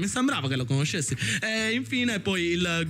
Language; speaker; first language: Italian; native; Italian